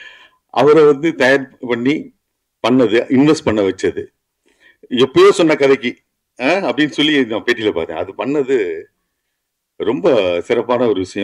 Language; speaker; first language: Tamil; native; Tamil